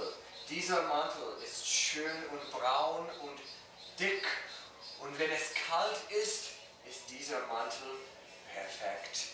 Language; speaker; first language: German; non-native, learner; English